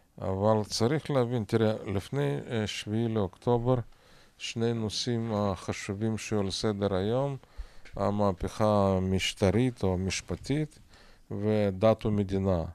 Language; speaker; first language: Hebrew; non-native, fluent; Russian